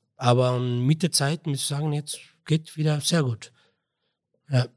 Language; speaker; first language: German; non-native, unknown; Arabic